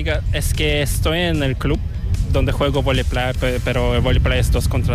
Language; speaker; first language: Spanish; non-native, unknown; Korean